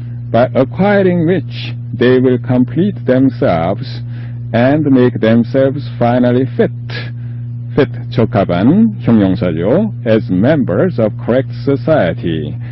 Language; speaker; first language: English; non-native, fluent; Korean